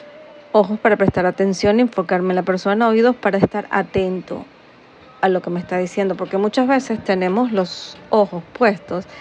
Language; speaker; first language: Spanish; native; Spanish